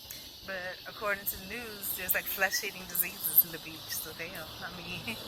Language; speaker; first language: English; native; English